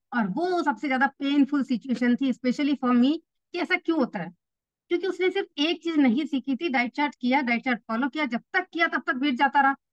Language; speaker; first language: Hindi; native; Hindi